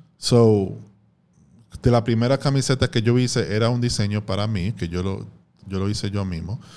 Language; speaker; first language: Spanish; early bilingual, heritage; Spanish